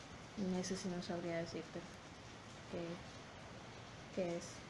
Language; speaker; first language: Spanish; native; Spanish